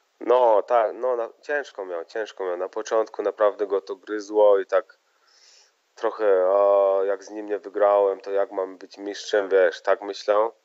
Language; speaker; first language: Polish; early bilingual, heritage; Polish